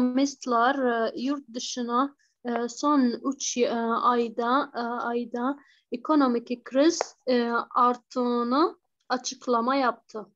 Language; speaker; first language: Turkish; non-native, learner; Arabic